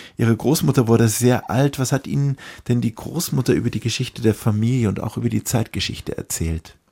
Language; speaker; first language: German; native; German